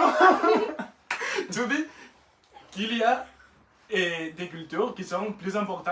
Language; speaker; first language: French; non-native, learner; Spanish